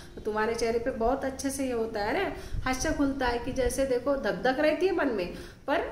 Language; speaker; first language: Hindi; non-native, local second language; Marathi